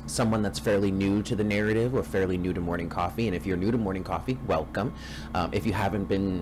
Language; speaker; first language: English; native; English